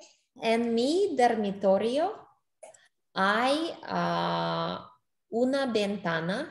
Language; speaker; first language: Spanish; non-native, learner; English